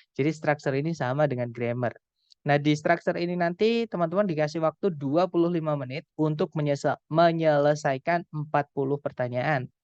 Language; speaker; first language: Indonesian; non-native, local second language; Javanese